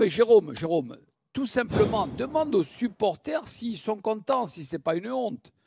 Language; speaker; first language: French; native; French